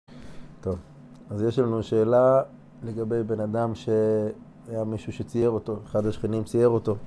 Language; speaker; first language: Hebrew; non-native, fluent; English